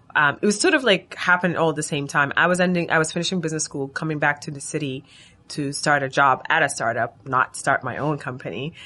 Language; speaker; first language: English; non-native, fluent; Arabic